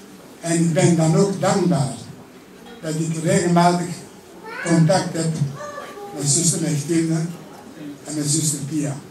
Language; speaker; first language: Dutch; early bilingual, other home language; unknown